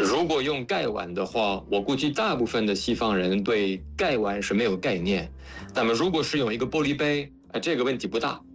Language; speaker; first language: Chinese; non-native, fluent; French